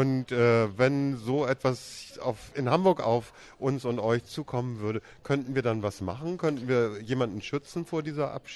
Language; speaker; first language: German; native; German